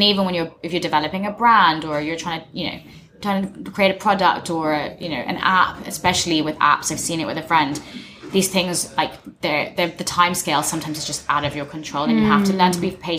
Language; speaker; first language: English; native; English